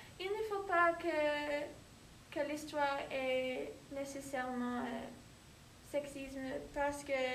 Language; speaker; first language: French; non-native, learner; English